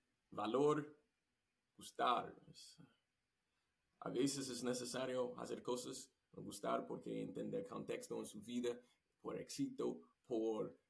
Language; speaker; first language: Spanish; non-native, learner; English